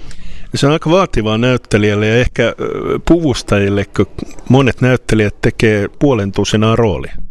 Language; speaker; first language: Finnish; native; Finnish